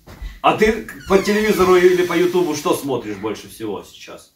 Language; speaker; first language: Russian; native; Russian